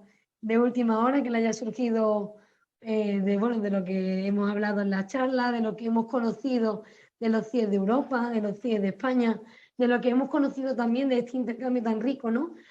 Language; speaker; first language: Spanish; native; Spanish